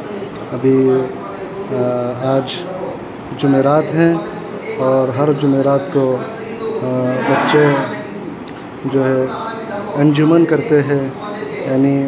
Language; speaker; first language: Hindi; non-native, local second language; Bangla